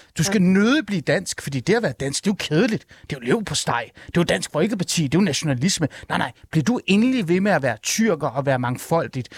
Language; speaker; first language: Danish; early bilingual, other home language; Persian